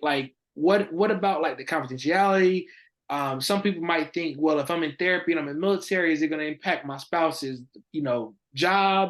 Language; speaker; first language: English; native; English